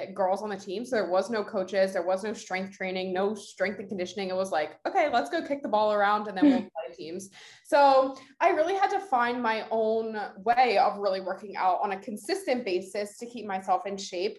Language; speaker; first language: English; native; English